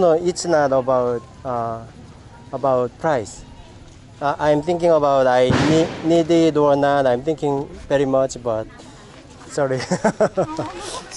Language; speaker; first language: English; non-native, learner; Korean